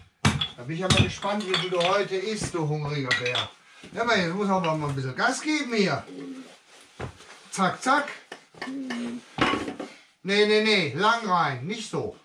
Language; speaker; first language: German; native; German